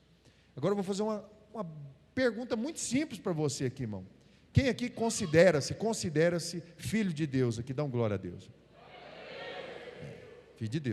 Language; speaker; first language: Portuguese; native; Portuguese